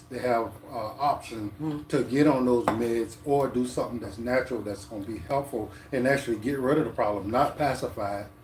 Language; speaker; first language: English; native; English